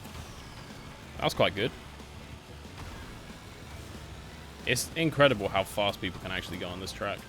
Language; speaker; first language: English; native; English